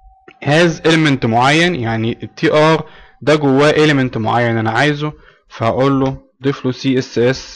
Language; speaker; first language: Arabic; native; Arabic